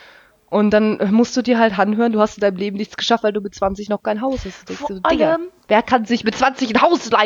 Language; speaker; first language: German; native; German